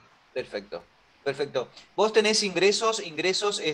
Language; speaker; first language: Spanish; native; Spanish